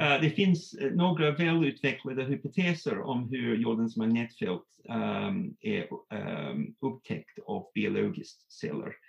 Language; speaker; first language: Swedish; non-native, fluent; English